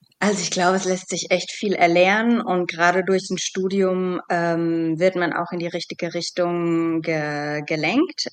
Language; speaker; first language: German; native; German